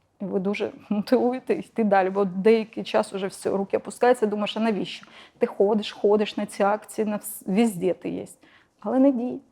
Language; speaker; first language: Ukrainian; non-native, local second language; Russian